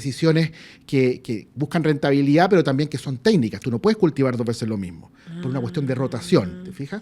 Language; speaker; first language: Spanish; native; Spanish